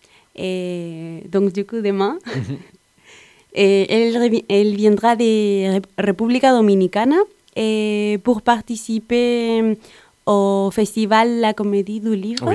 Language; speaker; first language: French; non-native, learner; Spanish